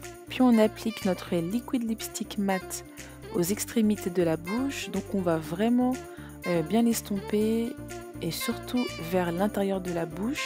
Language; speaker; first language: French; native; French